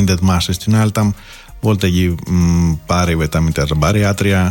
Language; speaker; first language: Hungarian; non-native, fluent; Greek